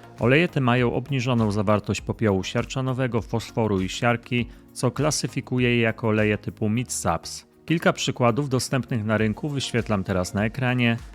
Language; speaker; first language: Polish; native; Polish